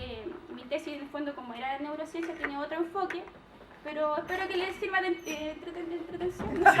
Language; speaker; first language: Spanish; native; Spanish